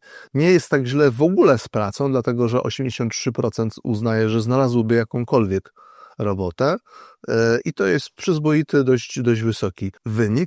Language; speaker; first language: Polish; native; Polish